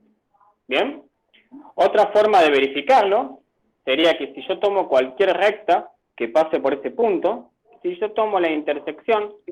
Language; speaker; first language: Spanish; native; Spanish